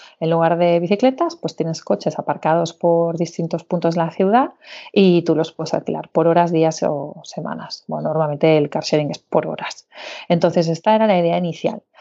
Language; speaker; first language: Spanish; native; Spanish